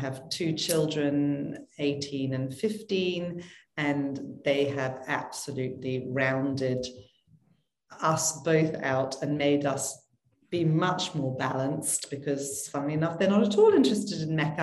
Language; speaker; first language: English; native; English